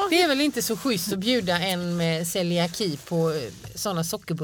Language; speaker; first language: Swedish; native; Swedish